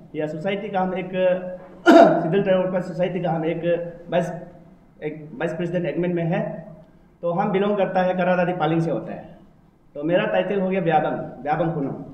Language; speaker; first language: Hindi; non-native, local second language; Nyishi